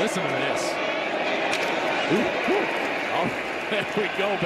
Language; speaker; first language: English; native; English